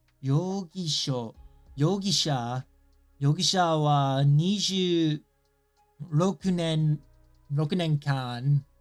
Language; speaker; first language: Japanese; non-native, learner; English